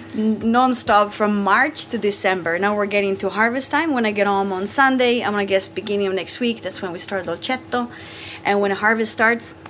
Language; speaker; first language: English; non-native, fluent; Italian